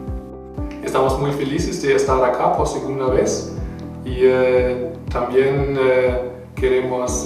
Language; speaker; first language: Spanish; non-native, fluent; German